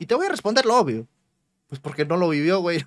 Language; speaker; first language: Spanish; native; Spanish